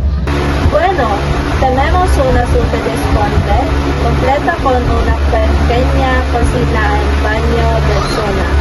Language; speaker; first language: Spanish; non-native, learner; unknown